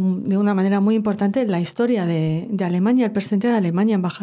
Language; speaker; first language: Spanish; native; Spanish